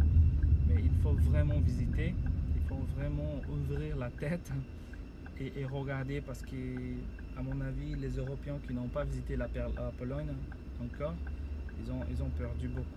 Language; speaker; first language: French; non-native, fluent; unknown